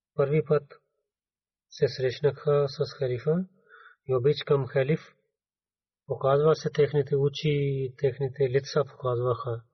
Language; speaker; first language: Bulgarian; non-native, fluent; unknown